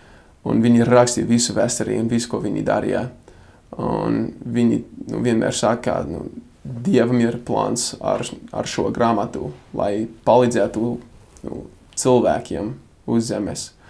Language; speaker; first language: Latvian; non-native, fluent; English